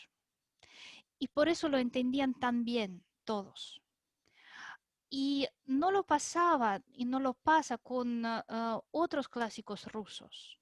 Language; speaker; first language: Spanish; non-native, fluent; Russian